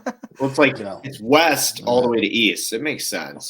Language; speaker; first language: English; native; English